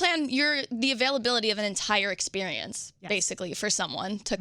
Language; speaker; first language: English; native; English